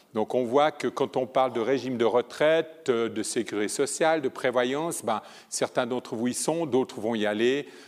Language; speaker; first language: French; early bilingual, other home language; Italian